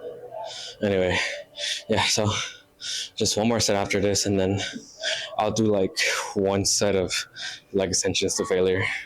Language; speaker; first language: English; native; English